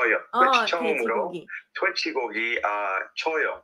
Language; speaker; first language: Korean; non-native, learner; English